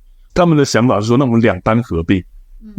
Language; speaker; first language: Chinese; native; Chinese